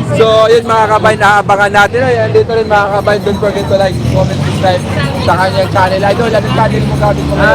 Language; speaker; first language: Filipino; non-native, local second language; Cebuano